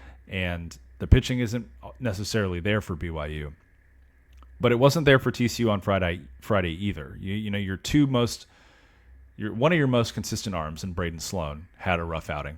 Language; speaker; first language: English; native; English